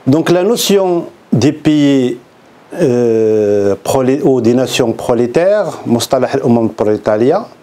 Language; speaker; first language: French; non-native, local second language; Arabic